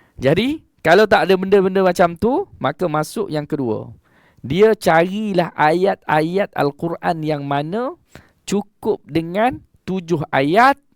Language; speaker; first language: Malay; native; Malay